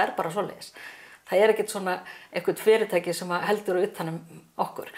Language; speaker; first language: Icelandic; native; Icelandic